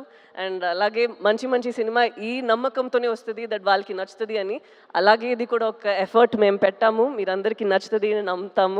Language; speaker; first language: Telugu; non-native, local second language; Tamil